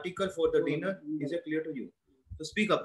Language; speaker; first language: English; non-native, local second language; Hindi